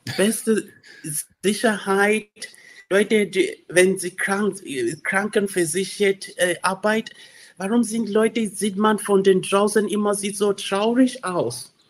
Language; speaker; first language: German; non-native, learner; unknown